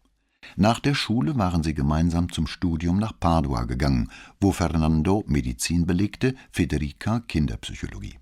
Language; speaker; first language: German; native; German